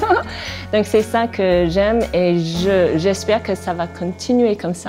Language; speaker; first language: French; non-native, fluent; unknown